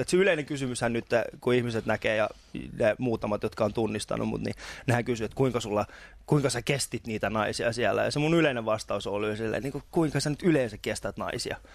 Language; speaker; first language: Finnish; early bilingual, other home language; Persian